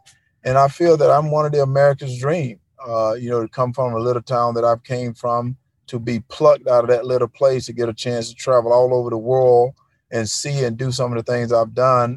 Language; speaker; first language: English; native; English